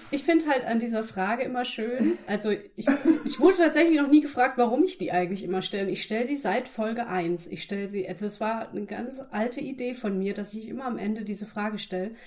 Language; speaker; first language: German; native; German